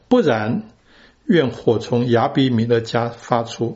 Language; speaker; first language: Chinese; native; Chinese